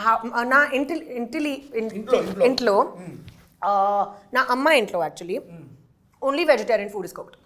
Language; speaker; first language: Telugu; non-native, local second language; Hindi